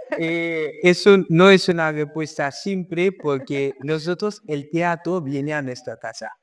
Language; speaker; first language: Spanish; non-native, fluent; Haitian Creole